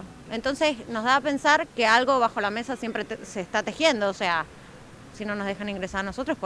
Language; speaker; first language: Spanish; native; Spanish